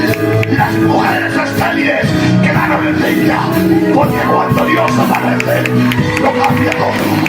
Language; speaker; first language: Spanish; native; Spanish